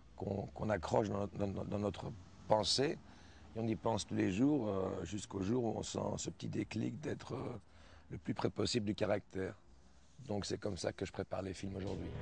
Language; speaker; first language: French; native; French